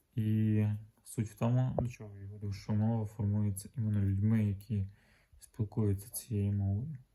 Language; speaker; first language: Ukrainian; native; Ukrainian